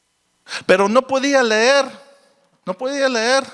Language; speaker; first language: Spanish; early bilingual, heritage; Spanish